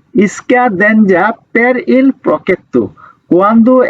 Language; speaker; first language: Italian; non-native, learner; Bangla